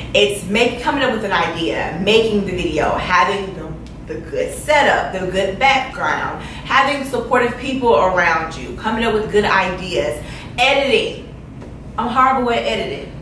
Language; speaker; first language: English; native; English